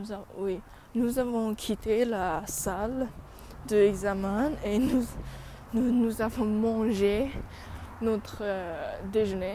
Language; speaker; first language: French; non-native, learner; English